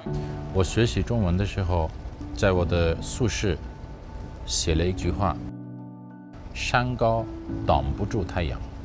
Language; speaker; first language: Chinese; non-native, fluent; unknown